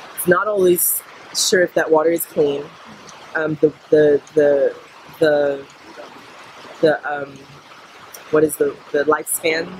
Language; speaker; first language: English; native; English